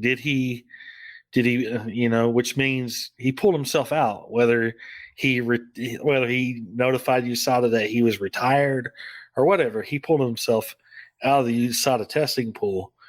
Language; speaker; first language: English; native; English